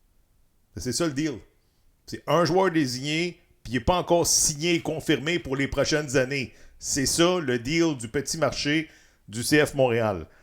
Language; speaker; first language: French; native; French